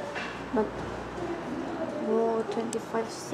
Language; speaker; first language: English; non-native, learner; Indonesian